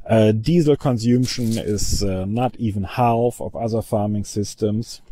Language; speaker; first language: English; non-native, fluent; German